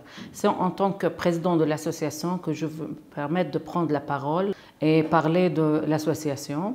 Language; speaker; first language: French; non-native, fluent; Arabic